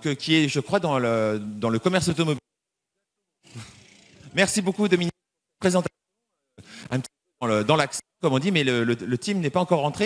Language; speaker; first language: French; native; French